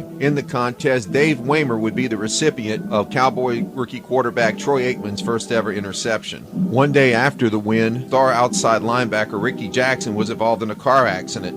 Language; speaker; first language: English; native; English